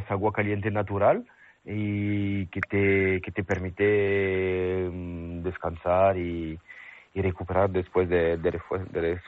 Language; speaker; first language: Spanish; non-native, fluent; French